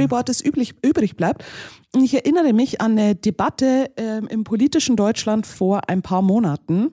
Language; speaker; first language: German; native; German